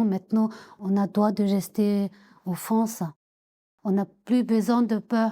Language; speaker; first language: French; non-native, learner; Tibetan